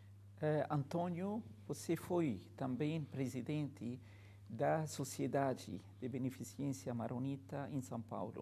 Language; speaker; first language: Portuguese; non-native, fluent; Arabic